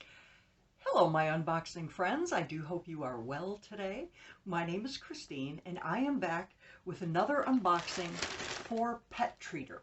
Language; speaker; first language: English; native; English